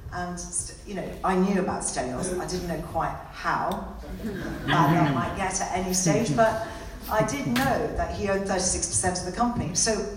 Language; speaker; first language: English; native; English